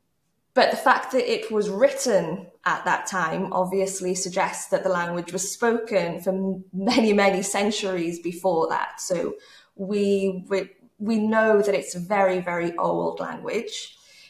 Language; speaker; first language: English; native; English